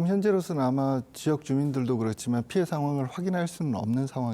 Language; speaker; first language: Korean; native; Korean